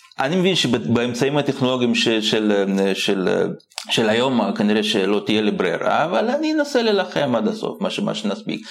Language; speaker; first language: Hebrew; non-native, fluent; Russian